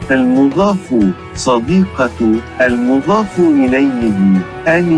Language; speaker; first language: Arabic; non-native, learner; Indonesian